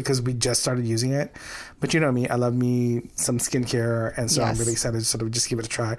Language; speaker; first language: English; non-native, local second language; Filipino